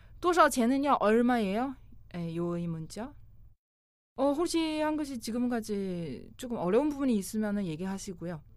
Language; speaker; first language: Korean; non-native, fluent; Chinese